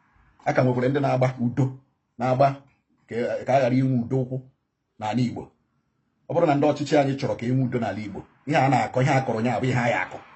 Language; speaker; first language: Igbo; native; Igbo